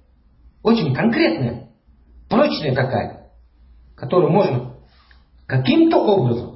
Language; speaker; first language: Russian; native; Russian